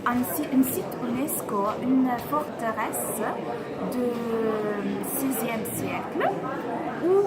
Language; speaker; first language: French; non-native, fluent; Italian